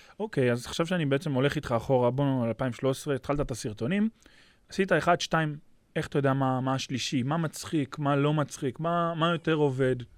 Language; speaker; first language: Hebrew; native; Hebrew